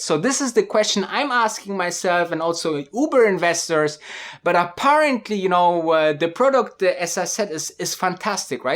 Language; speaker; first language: English; non-native, fluent; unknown